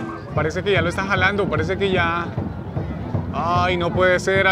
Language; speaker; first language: Spanish; native; Spanish